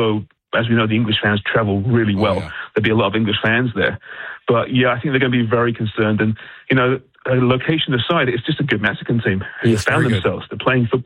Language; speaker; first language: English; native; English